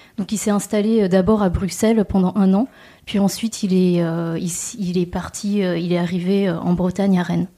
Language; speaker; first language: French; native; French